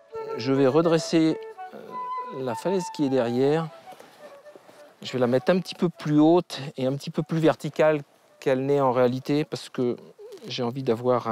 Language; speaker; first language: French; native; French